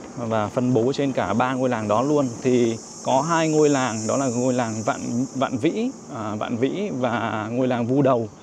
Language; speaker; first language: Vietnamese; native; Vietnamese